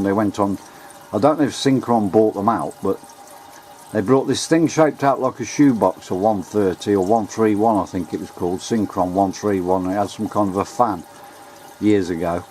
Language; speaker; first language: English; native; English